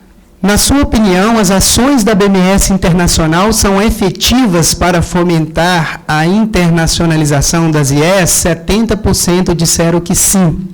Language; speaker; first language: Portuguese; native; Portuguese